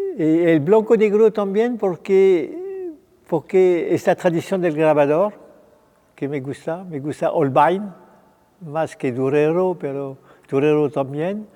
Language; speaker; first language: Spanish; non-native, fluent; French